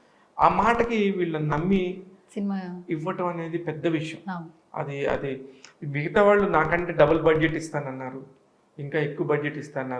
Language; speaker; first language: Telugu; native; Telugu